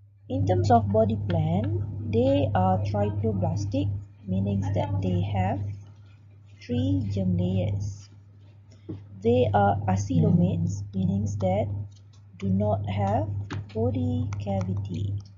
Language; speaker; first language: English; non-native, local second language; Malay